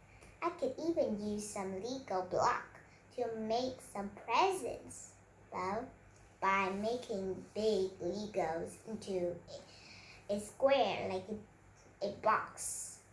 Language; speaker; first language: English; non-native, learner; Vietnamese